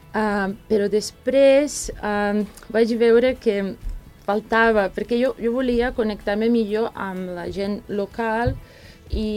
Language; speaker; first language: Catalan; non-native, fluent; Serbian